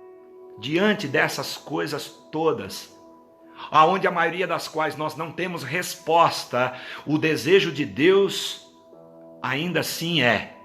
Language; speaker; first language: Portuguese; native; Portuguese